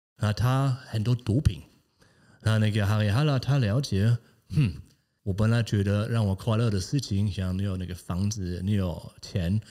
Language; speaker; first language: Chinese; non-native, fluent; German